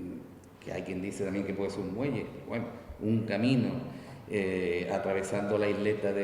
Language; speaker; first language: Spanish; native; Spanish